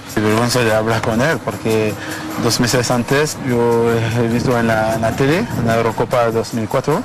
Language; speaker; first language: Spanish; non-native, learner; French